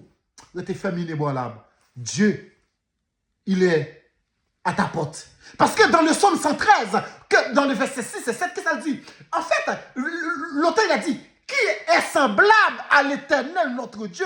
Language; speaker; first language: French; non-native, local second language; Haitian Creole